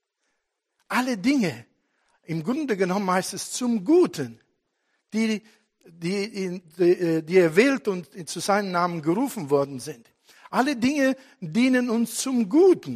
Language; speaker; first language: German; non-native, fluent; Italian